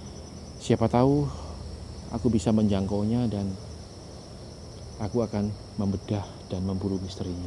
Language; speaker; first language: Indonesian; native; Indonesian